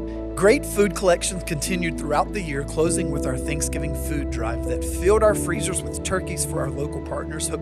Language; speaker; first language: English; native; English